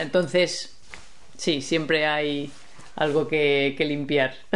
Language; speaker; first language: Spanish; native; Spanish